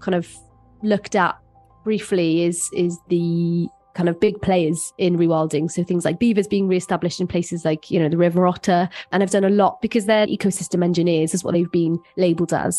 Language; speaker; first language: English; native; English